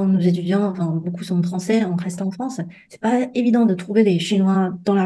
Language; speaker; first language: French; non-native, fluent; Chinese